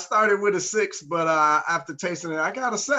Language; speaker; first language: English; native; English